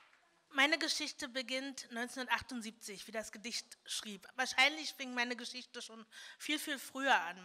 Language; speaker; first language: German; early bilingual, other home language; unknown